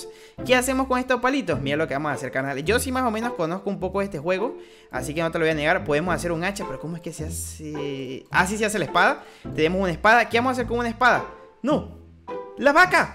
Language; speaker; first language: Spanish; native; Spanish